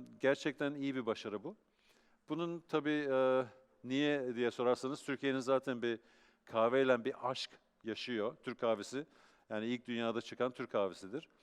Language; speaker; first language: Turkish; early bilingual, heritage; Turkish